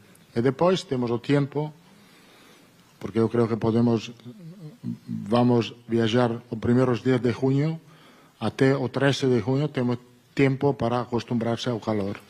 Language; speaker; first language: Portuguese; non-native, learner; Italian